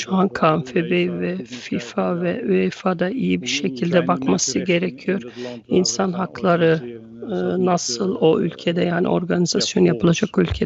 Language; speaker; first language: Turkish; early bilingual, heritage; Turkish